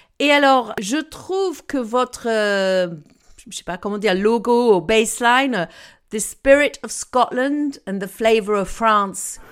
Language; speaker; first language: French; non-native, fluent; English